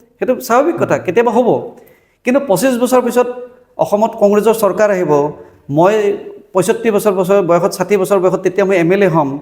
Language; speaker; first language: Assamese; native; Assamese